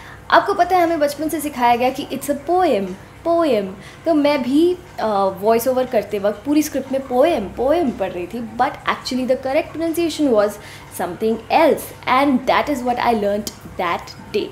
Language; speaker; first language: Hindi; native; Hindi